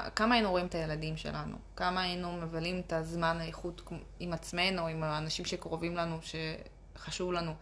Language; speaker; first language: Hebrew; early bilingual, other home language; Russian